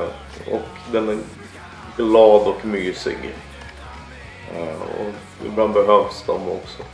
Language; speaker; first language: Swedish; native; Swedish